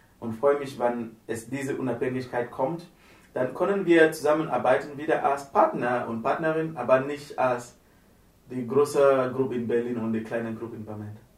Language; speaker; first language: German; non-native, learner; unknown